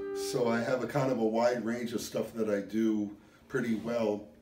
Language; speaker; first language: English; native; English